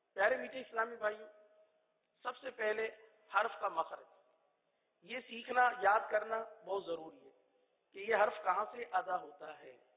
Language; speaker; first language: Urdu; native; Urdu